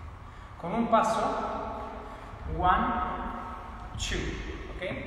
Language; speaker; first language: Spanish; non-native, fluent; Italian